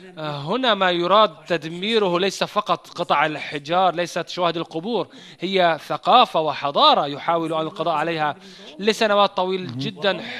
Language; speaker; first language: Arabic; non-native, fluent; Turkish